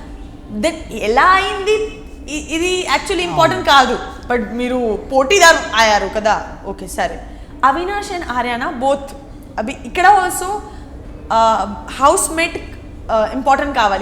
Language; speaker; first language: Telugu; non-native, learner; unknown